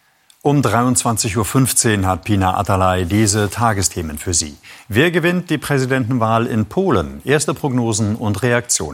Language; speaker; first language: German; native; German